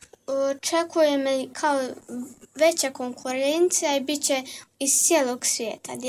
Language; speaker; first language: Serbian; early bilingual, heritage; Serbian